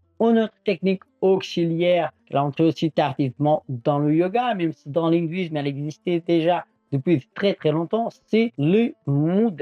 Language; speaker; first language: French; non-native, fluent; Portuguese